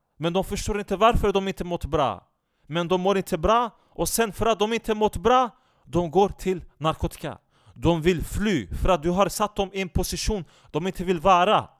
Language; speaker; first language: Swedish; non-native, fluent; Turkish